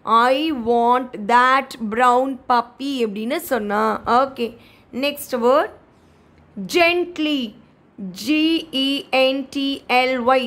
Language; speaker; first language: English; non-native, local second language; Tamil